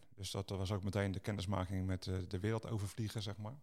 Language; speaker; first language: Dutch; native; Dutch